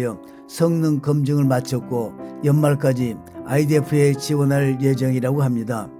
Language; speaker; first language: Korean; native; Korean